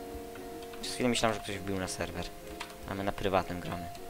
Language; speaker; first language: Polish; native; Polish